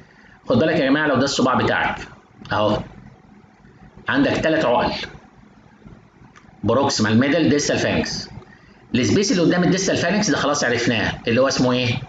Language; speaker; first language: Arabic; native; Arabic